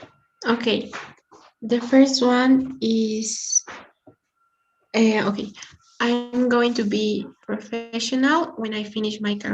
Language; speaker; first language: English; non-native, learner; Spanish